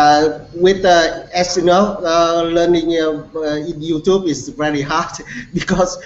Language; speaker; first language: English; non-native, learner; Vietnamese